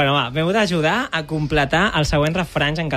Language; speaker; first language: Catalan; native; Catalan